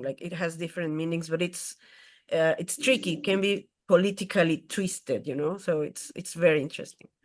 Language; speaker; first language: English; non-native, fluent; Spanish